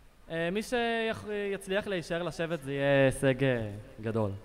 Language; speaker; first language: Hebrew; native; Hebrew